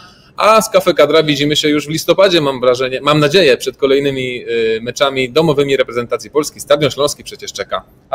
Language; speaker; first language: Polish; native; Polish